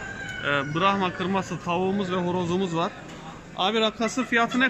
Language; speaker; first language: Turkish; native; Turkish